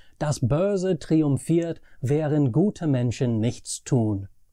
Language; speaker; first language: German; non-native, fluent; English